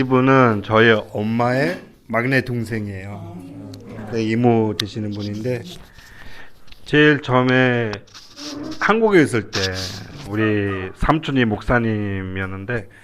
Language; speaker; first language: Korean; non-native, fluent; Mongolian